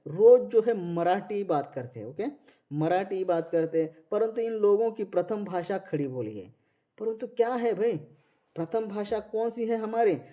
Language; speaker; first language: Hindi; non-native, local second language; Marathi